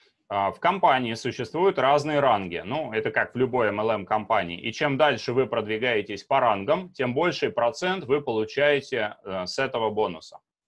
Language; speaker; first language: Russian; native; Russian